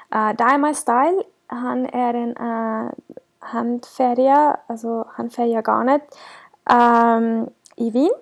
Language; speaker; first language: Swedish; non-native, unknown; German